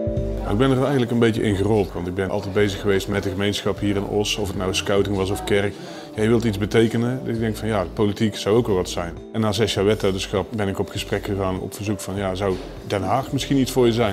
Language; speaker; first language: Dutch; native; Dutch